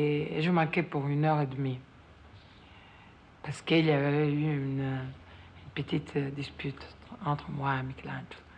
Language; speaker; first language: French; non-native, fluent; Italian